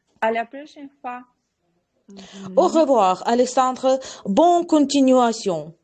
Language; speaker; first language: French; non-native, learner; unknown